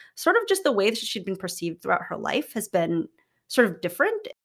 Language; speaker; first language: English; non-native, local second language; Filipino